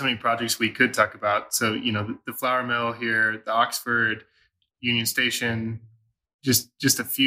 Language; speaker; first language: English; native; English